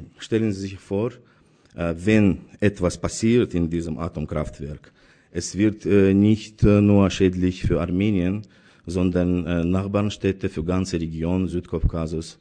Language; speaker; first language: German; non-native, fluent; Azerbaijani